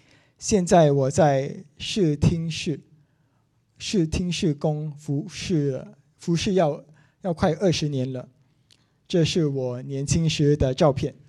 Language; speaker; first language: Chinese; non-native, local second language; English